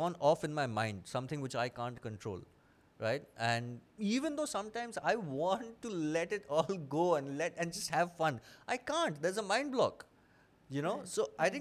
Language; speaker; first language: English; non-native, local second language; Bangla